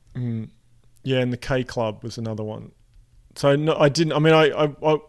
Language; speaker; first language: English; native; English